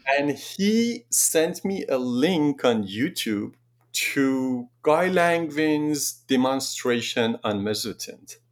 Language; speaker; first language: English; non-native, fluent; Persian